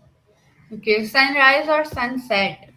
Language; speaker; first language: English; non-native, local second language; Urdu